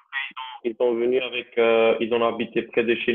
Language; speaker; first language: French; non-native, local second language; Dutch